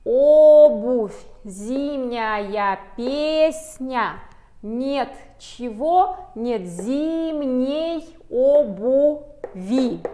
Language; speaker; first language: Russian; non-native, local second language; Kazakh